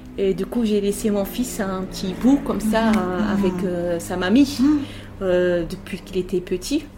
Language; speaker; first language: French; non-native, local second language; Arabic